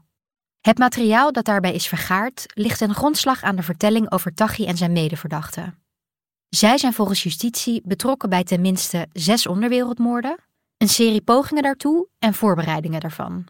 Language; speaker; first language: Dutch; native; Dutch